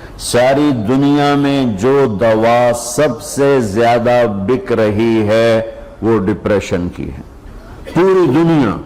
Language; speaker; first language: Urdu; non-native, local second language; Punjabi